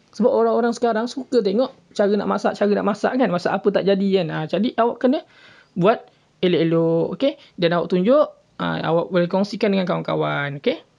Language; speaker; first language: Malay; native; Malay